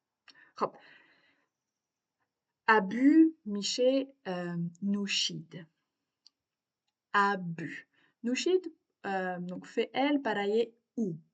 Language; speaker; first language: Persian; non-native, learner; French